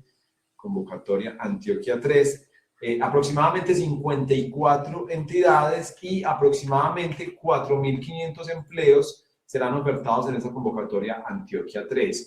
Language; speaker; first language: Spanish; native; Spanish